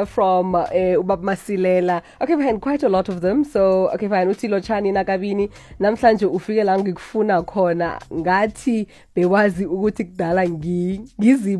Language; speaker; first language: English; non-native, local second language; South Ndebele